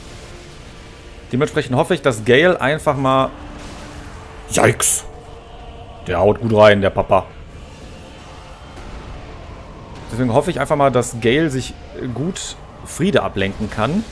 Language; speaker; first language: German; native; German